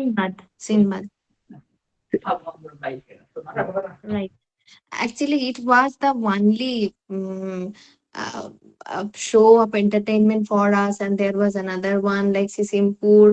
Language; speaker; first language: English; non-native, local second language; Bangla